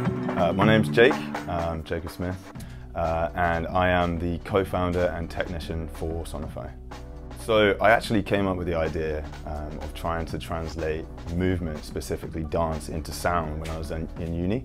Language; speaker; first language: English; native; English